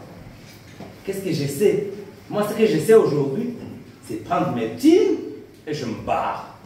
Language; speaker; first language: French; non-native, local second language; Rundi